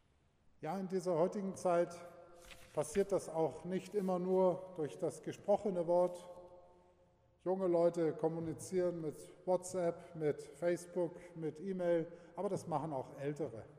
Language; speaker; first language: German; native; German